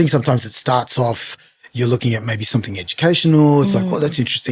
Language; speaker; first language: English; native; English